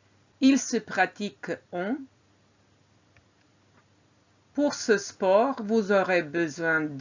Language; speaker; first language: French; non-native, fluent; Croatian